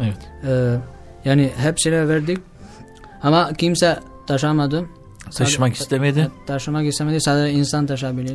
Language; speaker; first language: Turkish; non-native, learner; Albanian